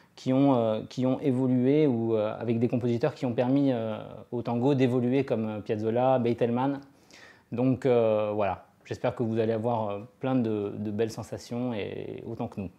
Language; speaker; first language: French; non-native, fluent; Spanish